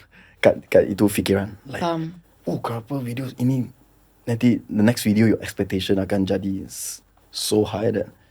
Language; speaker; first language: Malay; non-native, local second language; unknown